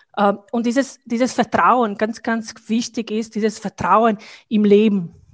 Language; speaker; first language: German; non-native, fluent; Bosnian